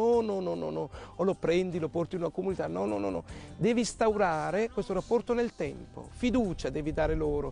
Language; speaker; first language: Italian; native; Italian